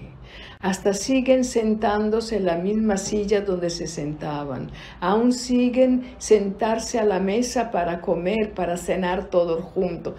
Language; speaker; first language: Spanish; non-native, fluent; Italian